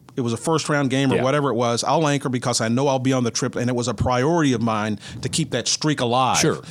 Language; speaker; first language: English; native; English